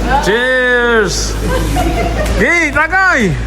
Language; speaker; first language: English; non-native, local second language; Filipino